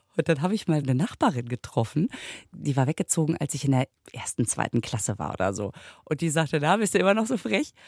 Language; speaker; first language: German; native; German